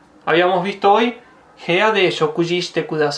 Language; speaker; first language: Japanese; non-native, learner; Spanish